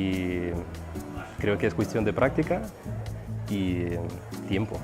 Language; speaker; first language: Spanish; non-native, fluent; Russian